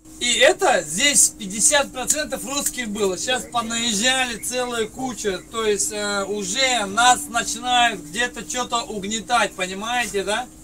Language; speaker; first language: Russian; native; Russian